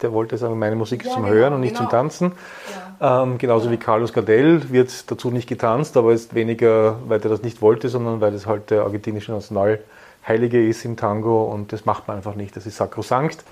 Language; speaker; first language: German; native; German